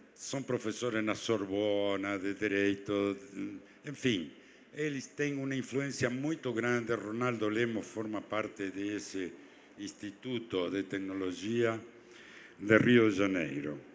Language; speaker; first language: Portuguese; non-native, fluent; Spanish